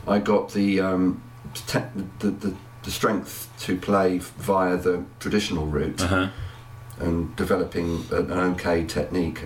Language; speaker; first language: English; native; English